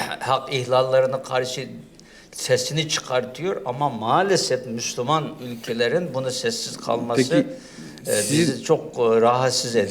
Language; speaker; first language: Turkish; non-native, fluent; Uyghur